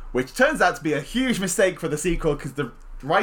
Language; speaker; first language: English; native; English